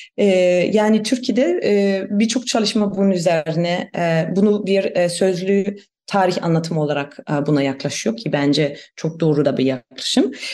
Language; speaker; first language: Turkish; non-native, fluent; German